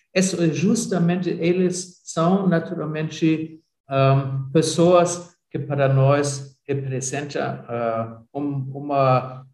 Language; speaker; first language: Portuguese; non-native, fluent; German